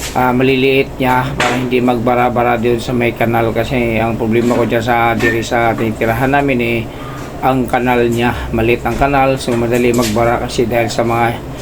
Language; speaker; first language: Filipino; non-native, local second language; Cebuano